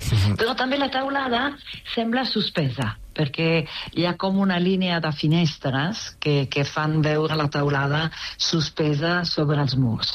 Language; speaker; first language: Catalan; non-native, fluent; Italian